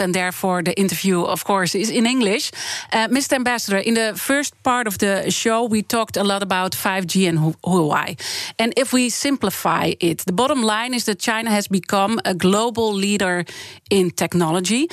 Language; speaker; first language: English; non-native, fluent; Dutch